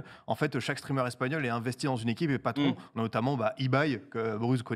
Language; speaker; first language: French; native; French